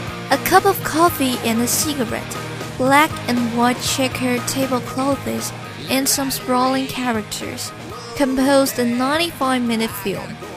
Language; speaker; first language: English; non-native, fluent; Chinese